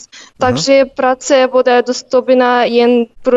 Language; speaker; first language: Czech; non-native, learner; Arabic